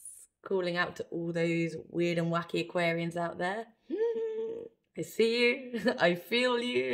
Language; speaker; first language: English; native; English